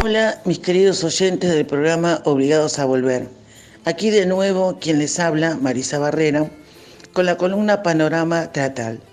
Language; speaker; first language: Spanish; native; Spanish